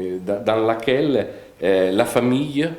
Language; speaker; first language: French; non-native, fluent; Italian